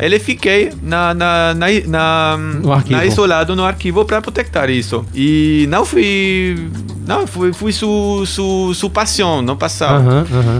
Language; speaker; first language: Portuguese; non-native, learner; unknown